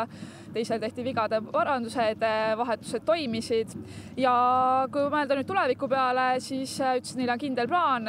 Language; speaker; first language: Estonian; native; Estonian